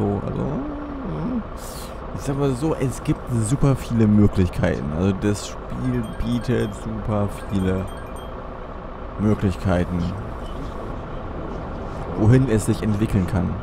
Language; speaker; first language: German; native; German